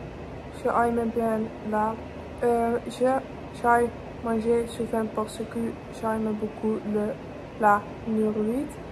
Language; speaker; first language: French; non-native, learner; Dutch